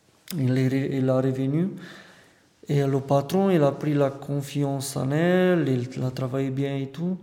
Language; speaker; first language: French; non-native, fluent; Romanian